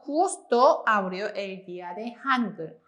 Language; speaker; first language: Spanish; non-native, fluent; Korean